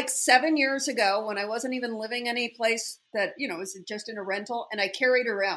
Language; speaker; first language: English; native; English